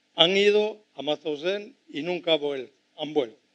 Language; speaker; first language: Spanish; non-native, fluent; French